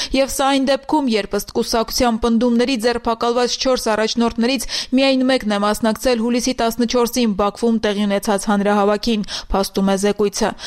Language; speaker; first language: Armenian; native; Armenian